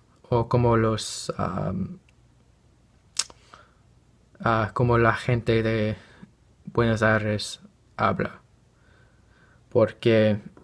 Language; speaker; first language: Spanish; non-native, learner; English